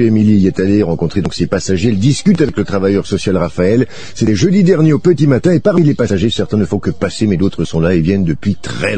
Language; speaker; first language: French; native; French